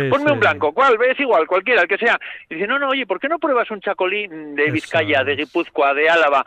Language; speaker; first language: Spanish; native; Spanish